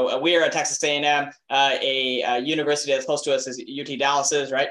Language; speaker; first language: English; native; English